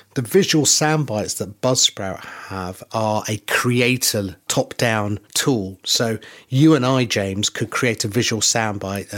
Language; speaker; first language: English; native; English